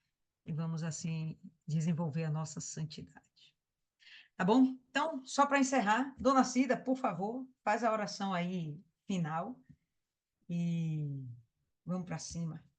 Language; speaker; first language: Portuguese; native; Portuguese